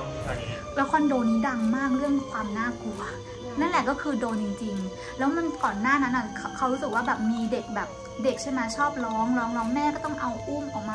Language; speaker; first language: Thai; native; Thai